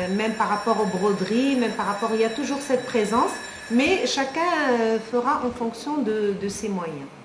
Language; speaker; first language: French; non-native, local second language; Arabic